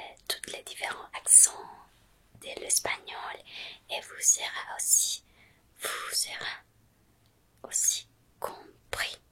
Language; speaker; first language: French; non-native, fluent; Spanish